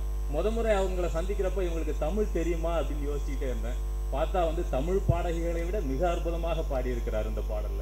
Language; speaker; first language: Tamil; native; Tamil